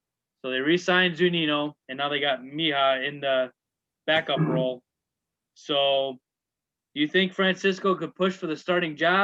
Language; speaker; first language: English; native; English